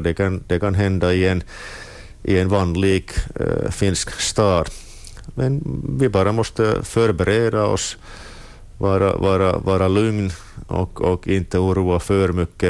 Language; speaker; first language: Swedish; non-native, local second language; Finnish